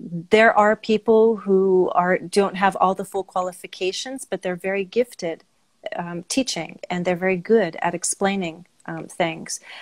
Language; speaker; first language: English; native; English